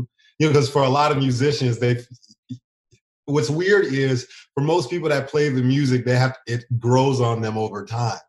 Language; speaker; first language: English; native; English